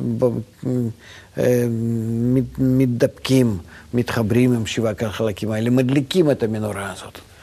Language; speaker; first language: Hebrew; non-native, fluent; Russian